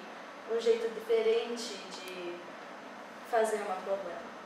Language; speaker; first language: Portuguese; early bilingual, heritage; English